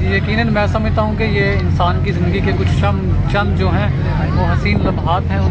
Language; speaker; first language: Urdu; native; Urdu